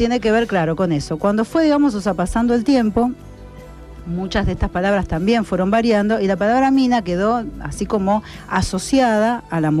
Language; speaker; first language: Spanish; native; Spanish